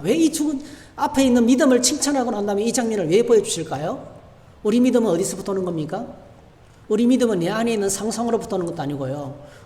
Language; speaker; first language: Korean; native; Korean